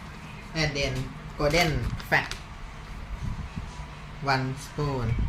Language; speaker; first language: English; non-native, learner; Thai